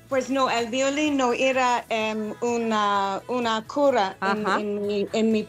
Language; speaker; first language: Spanish; non-native, fluent; English